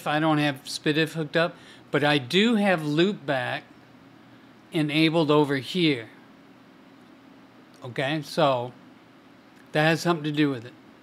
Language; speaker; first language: English; native; English